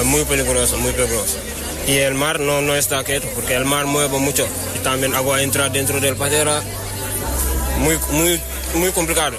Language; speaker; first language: Spanish; non-native, learner; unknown